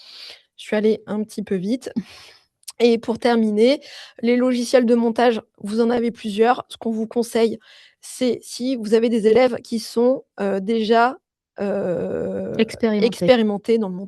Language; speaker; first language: French; native; French